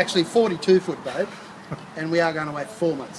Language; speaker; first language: English; native; English